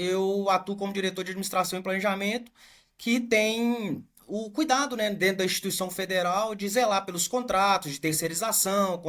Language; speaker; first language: Portuguese; native; Portuguese